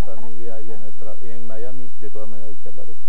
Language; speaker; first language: Spanish; non-native, fluent; French